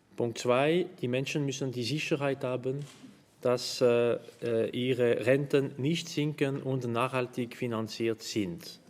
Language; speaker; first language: German; non-native, local second language; French